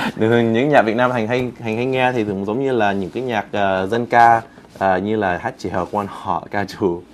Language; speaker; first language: Vietnamese; early bilingual, heritage; Vietnamese